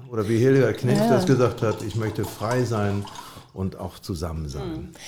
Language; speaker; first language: German; native; German